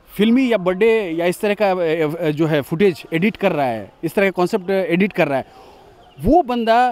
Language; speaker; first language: Hindi; native; Hindi